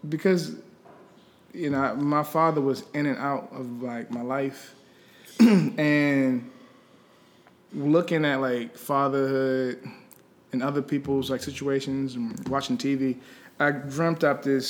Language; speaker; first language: English; native; English